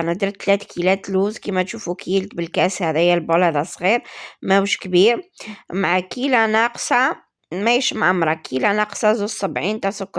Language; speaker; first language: Arabic; native; Arabic